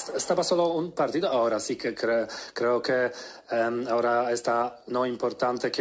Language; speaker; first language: Spanish; non-native, learner; Polish